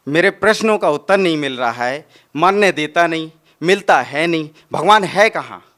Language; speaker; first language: Hindi; native; Hindi